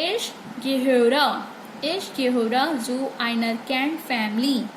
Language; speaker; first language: German; non-native, learner; Hindi